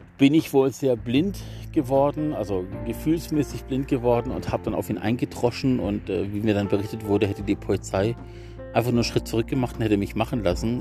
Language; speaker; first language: German; native; German